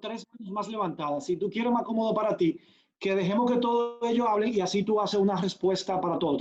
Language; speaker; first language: Spanish; native; Spanish